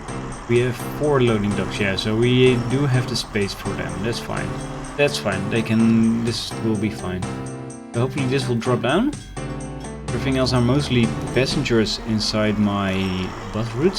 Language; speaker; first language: English; non-native, fluent; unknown